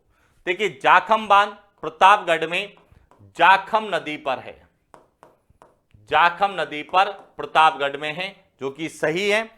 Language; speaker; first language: Hindi; native; Hindi